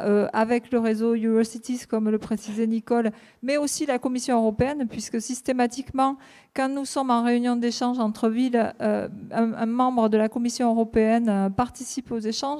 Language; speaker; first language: French; native; French